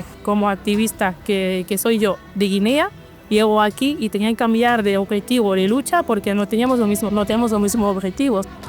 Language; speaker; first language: Spanish; non-native, fluent; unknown